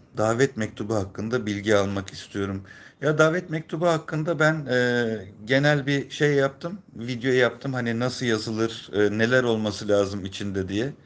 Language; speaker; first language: Turkish; native; Turkish